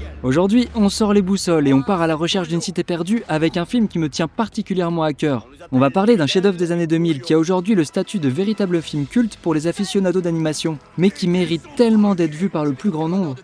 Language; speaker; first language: French; native; French